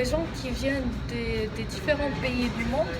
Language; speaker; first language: French; non-native, local second language; Arabic